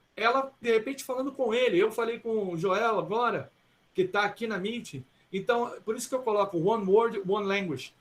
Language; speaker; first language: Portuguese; early bilingual, other home language; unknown